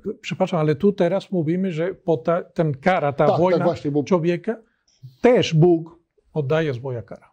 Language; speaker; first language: Polish; non-native, learner; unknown